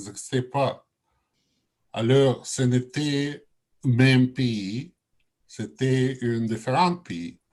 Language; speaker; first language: French; non-native, learner; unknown